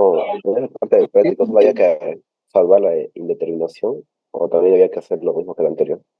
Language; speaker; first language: Spanish; native; Spanish